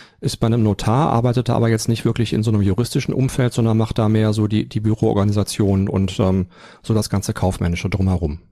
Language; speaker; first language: German; native; German